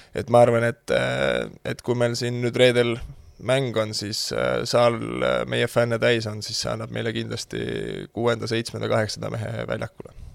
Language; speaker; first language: Estonian; native; Estonian